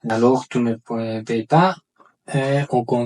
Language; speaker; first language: French; non-native, learner; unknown